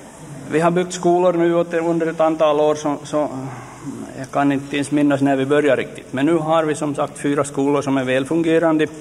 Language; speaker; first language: Swedish; native; Swedish